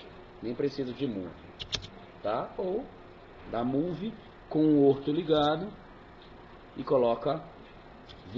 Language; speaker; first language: Portuguese; native; Portuguese